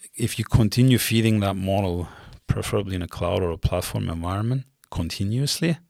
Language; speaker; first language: English; non-native, fluent; Turkish